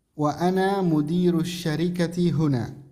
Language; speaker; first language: Arabic; non-native, fluent; Indonesian